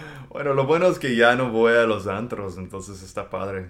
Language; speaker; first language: Spanish; non-native, fluent; English